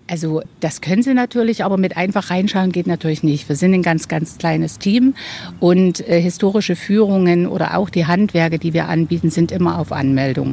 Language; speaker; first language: German; native; German